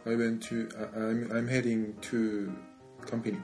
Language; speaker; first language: English; non-native, learner; Korean